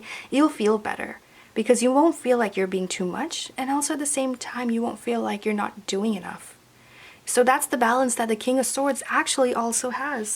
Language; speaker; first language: English; native; English